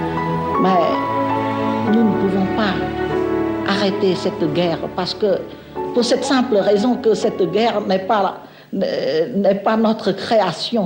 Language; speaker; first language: French; non-native, local second language; Khmer